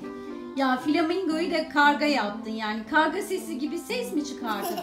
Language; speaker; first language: Turkish; native; Turkish